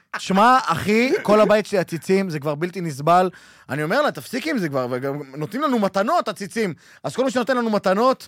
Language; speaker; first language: Hebrew; native; Hebrew